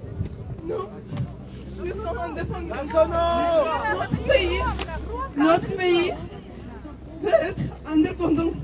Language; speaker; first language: French; non-native, learner; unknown